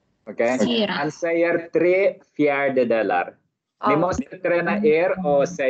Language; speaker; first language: Swedish; non-native, learner; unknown